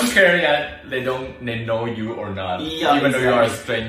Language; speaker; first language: English; non-native, learner; Chinese